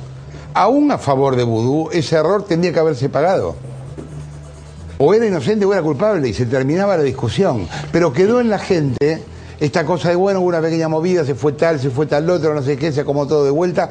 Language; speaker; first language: Spanish; native; Spanish